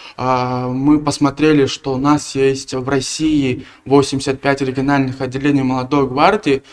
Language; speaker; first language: Russian; non-native, local second language; Tuvinian